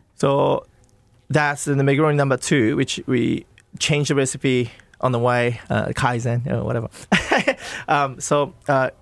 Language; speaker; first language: English; non-native, fluent; Japanese